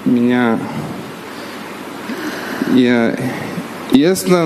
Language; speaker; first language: Russian; non-native, learner; Bulgarian